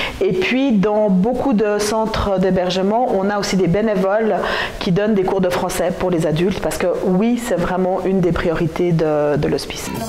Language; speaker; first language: French; native; French